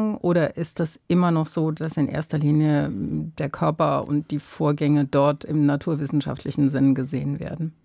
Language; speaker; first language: German; native; German